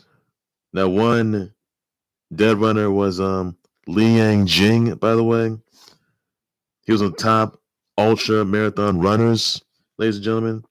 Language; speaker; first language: English; native; English